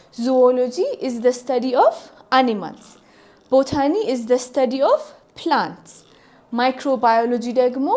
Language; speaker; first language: English; non-native, local second language; Amharic